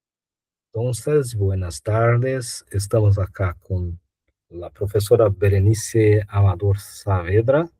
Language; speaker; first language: Spanish; non-native, fluent; Portuguese